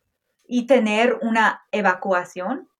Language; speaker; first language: Spanish; non-native, fluent; English